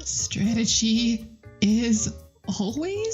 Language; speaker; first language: English; native; English